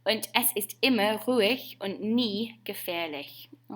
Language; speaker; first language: German; non-native, fluent; English